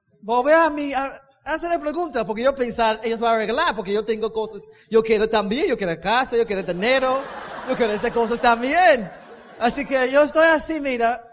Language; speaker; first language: Spanish; non-native, learner; English